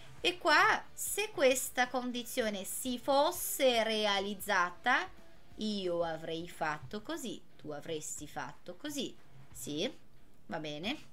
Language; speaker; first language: Italian; non-native, fluent; Portuguese